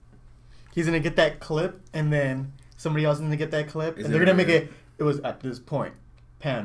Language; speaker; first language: English; native; English